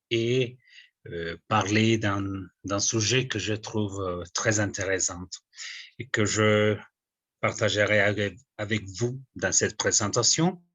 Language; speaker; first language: French; non-native, fluent; Spanish